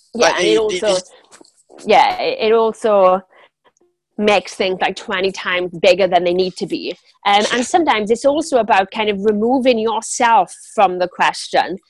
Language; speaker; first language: English; native; English